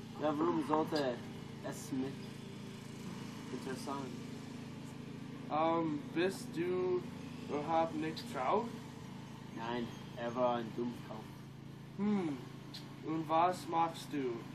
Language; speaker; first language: German; non-native, learner; English